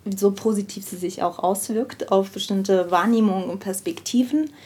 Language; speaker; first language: German; non-native, fluent; Ukrainian